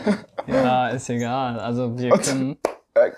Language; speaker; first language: German; non-native, fluent; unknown